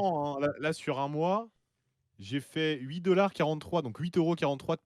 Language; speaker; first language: French; native; French